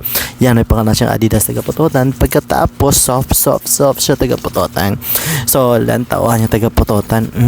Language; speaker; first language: Filipino; non-native, local second language; Hiligaynon